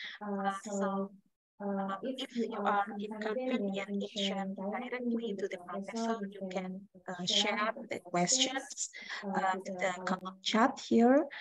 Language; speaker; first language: English; non-native, fluent; Indonesian